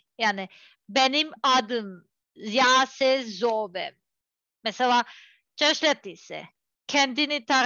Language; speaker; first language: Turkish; non-native, learner; Serbian